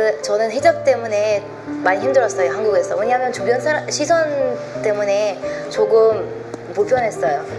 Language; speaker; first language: Korean; non-native, fluent; Arabic